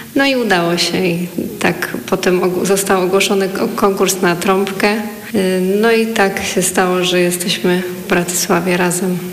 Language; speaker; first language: Polish; native; Polish